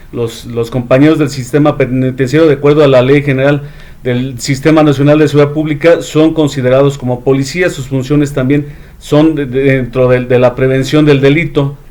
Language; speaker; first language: Spanish; native; Spanish